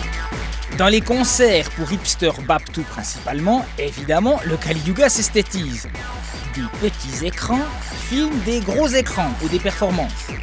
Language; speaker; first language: French; native; French